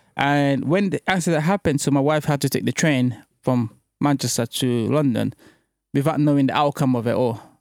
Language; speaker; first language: English; early bilingual, other home language; French